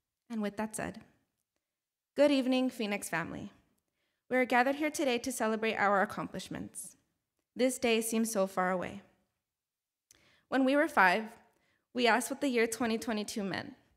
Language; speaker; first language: English; early bilingual, other home language; Spanish